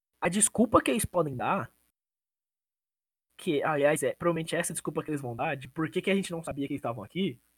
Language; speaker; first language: Portuguese; native; Portuguese